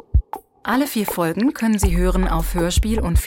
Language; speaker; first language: German; native; German